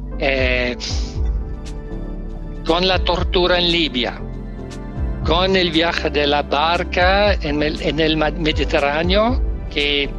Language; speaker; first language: Spanish; non-native, learner; Danish